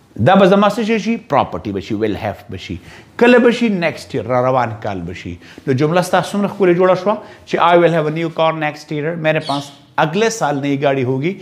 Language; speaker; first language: English; non-native, local second language; Pashto